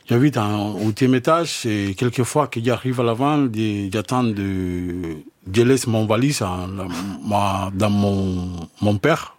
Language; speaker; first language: French; non-native, fluent; Spanish